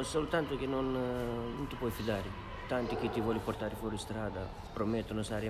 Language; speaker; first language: Italian; non-native, fluent; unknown